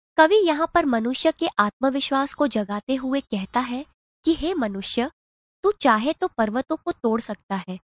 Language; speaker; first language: Hindi; non-native, local second language; Gujarati